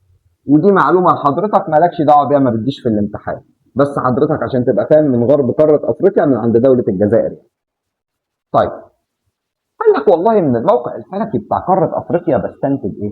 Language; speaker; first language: Arabic; native; Arabic